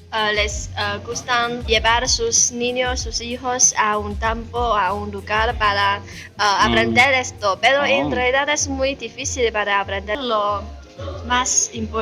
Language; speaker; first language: Spanish; non-native, learner; Chinese